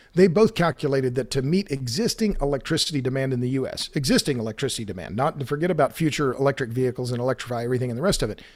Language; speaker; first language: English; native; English